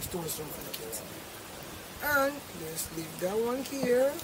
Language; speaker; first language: English; non-native, fluent; Spanish